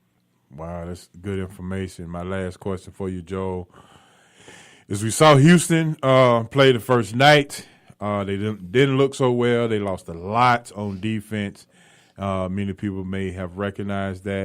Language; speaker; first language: English; native; English